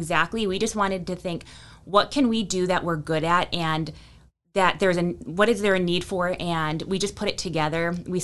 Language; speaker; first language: English; native; English